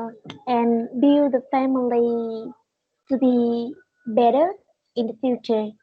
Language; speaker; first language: English; non-native, learner; Vietnamese